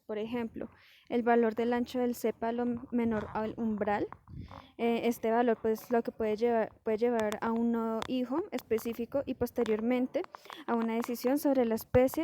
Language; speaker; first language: Spanish; native; Spanish